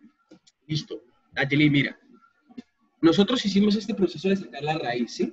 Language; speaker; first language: Spanish; native; Spanish